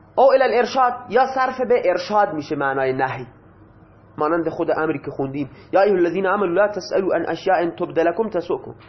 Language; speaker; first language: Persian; non-native, local second language; Baluchi